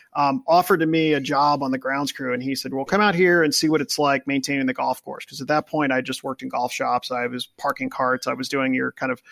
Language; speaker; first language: English; native; English